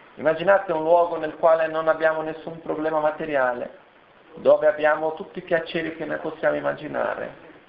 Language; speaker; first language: Italian; non-native, fluent; Portuguese